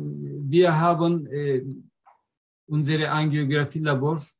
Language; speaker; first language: German; non-native, learner; Turkish